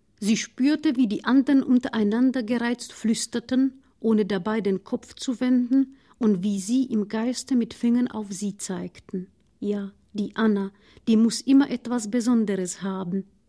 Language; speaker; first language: German; non-native, fluent; Czech